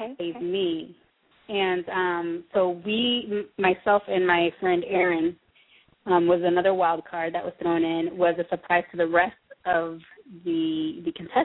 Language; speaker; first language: English; native; English